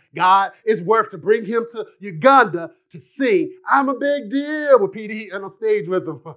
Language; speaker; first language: English; native; English